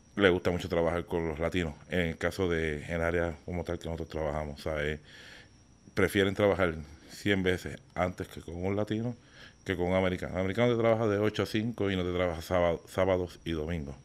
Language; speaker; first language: Spanish; native; Spanish